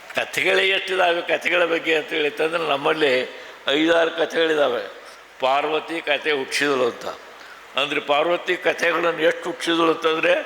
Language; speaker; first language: Kannada; native; Kannada